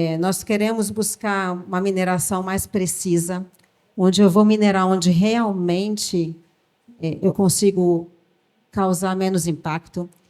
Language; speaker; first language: Portuguese; early bilingual, other home language; French